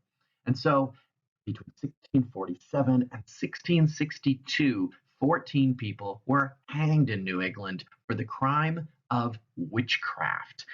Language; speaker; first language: English; native; English